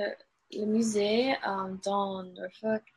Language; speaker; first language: French; non-native, learner; English